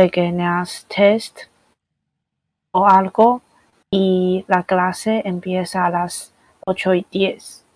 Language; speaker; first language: Spanish; non-native, fluent; Chinese